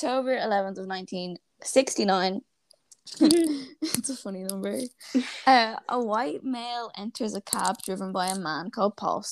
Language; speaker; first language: English; native; English